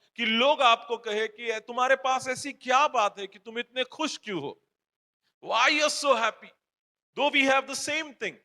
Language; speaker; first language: Hindi; non-native, local second language; Marathi